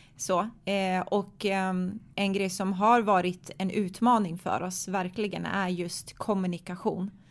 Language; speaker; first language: Swedish; early bilingual, other home language; Croatian